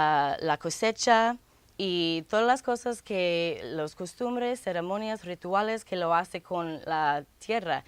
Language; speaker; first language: Spanish; non-native, fluent; English